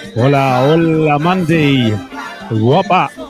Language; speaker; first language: Spanish; non-native, learner; English